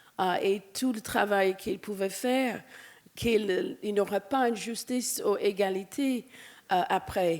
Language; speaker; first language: French; non-native, fluent; English